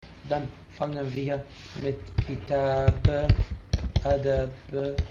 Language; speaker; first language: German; non-native, fluent; Arabic